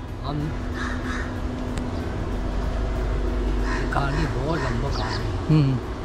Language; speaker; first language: Hindi; non-native, local second language; Chinese